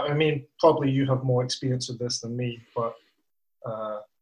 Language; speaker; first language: English; native; English